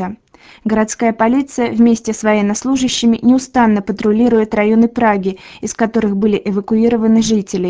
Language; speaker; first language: Russian; native; Russian